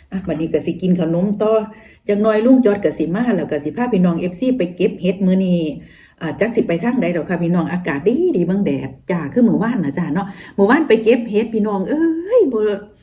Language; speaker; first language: Thai; native; Thai